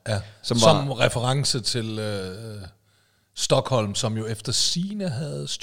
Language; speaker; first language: Danish; native; Danish